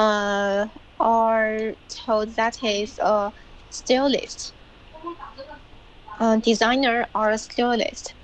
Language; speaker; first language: English; non-native, learner; Chinese